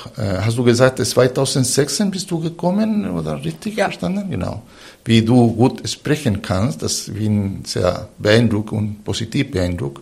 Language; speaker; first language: German; non-native, fluent; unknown